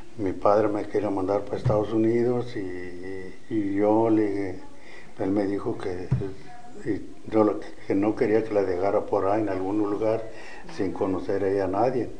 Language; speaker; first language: Spanish; native; Spanish